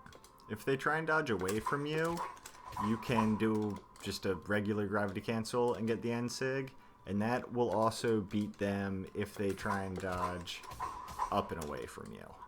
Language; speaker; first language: English; native; English